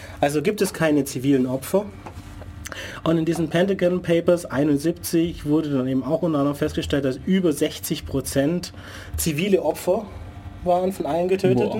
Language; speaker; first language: German; native; German